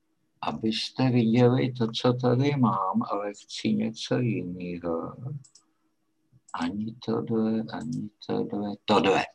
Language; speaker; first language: Czech; native; Czech